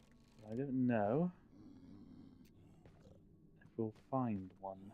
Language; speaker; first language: English; native; English